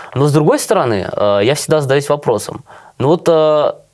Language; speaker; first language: Russian; native; Russian